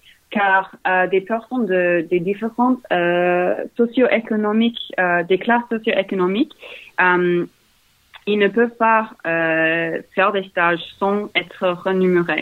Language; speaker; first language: French; non-native, learner; English